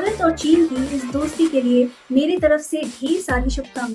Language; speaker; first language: Hindi; non-native, learner; Chinese